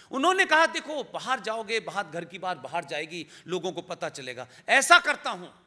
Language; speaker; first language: Hindi; native; Hindi